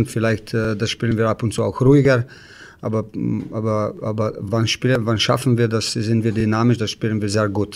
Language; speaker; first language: German; non-native, fluent; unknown